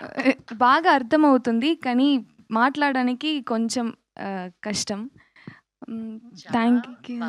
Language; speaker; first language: Telugu; non-native, local second language; Tamil